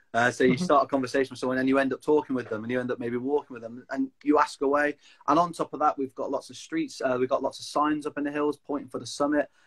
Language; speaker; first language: English; native; English